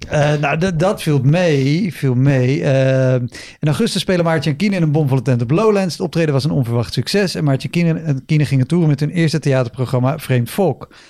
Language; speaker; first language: Dutch; native; Dutch